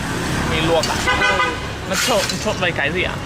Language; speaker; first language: Vietnamese; non-native, fluent; English